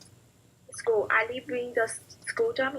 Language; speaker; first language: English; non-native, learner; Chinese